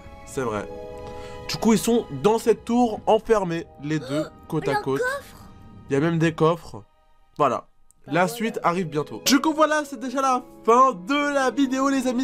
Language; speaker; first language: French; native; French